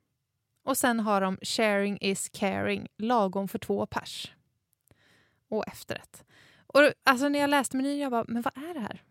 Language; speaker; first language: Swedish; native; Swedish